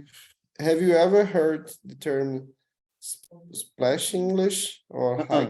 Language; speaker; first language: English; non-native, learner; Portuguese